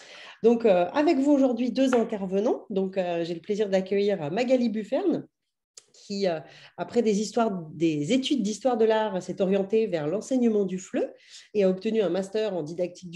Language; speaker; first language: French; native; French